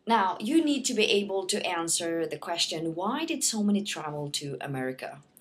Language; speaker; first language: English; non-native, fluent; Norwegian